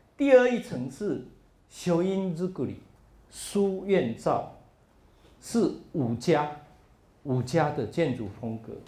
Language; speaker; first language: Chinese; non-native, local second language; Hakka Chinese